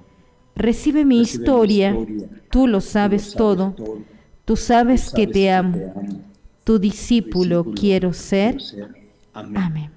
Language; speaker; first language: Spanish; native; Spanish